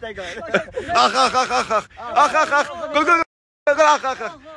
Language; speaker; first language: Arabic; native; Arabic